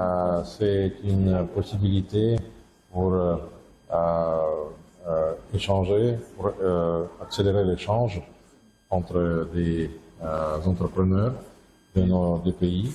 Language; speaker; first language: French; non-native, fluent; Russian